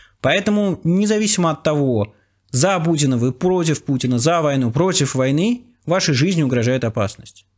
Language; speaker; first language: Russian; native; Russian